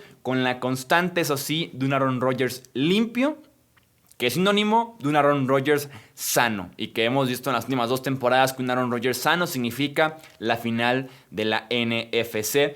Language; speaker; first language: Spanish; native; Spanish